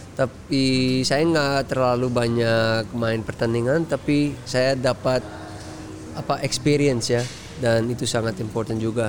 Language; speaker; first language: Indonesian; early bilingual, heritage; Dutch